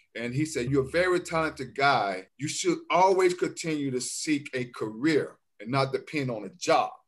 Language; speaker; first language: English; native; English